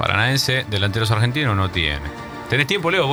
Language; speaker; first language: Spanish; native; Spanish